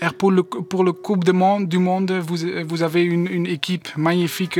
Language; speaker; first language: French; non-native, learner; Dutch